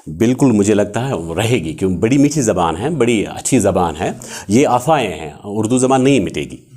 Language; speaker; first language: Urdu; non-native, local second language; Kashmiri